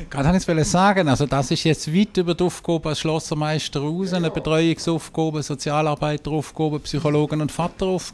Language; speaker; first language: German; native; German